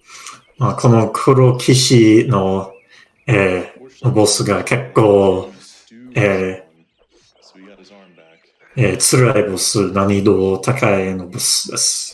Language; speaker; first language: Japanese; non-native, learner; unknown